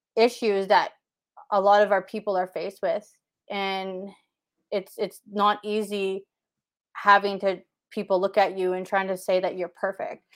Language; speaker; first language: English; native; English